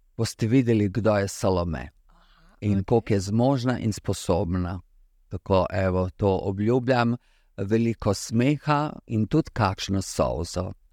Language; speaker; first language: Slovenian; early bilingual, other home language; Serbian